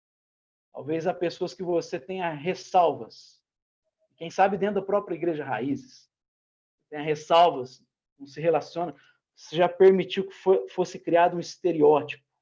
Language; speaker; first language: Portuguese; native; Portuguese